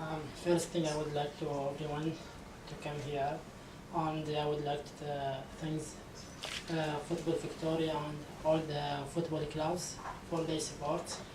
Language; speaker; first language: English; non-native, learner; Arabic